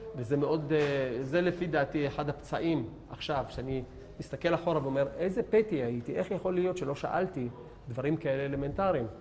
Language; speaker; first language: Hebrew; native; Hebrew